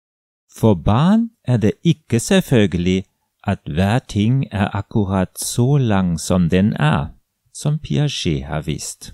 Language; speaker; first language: Norwegian; non-native, fluent; German